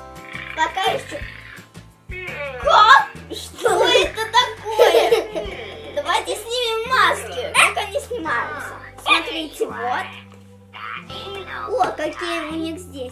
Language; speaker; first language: Russian; early bilingual, heritage; Russian